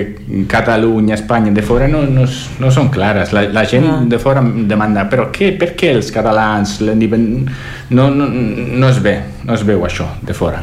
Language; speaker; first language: Catalan; non-native, fluent; Italian